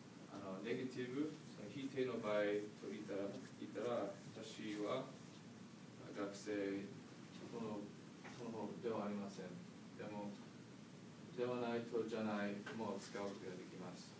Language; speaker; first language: Japanese; non-native, learner; English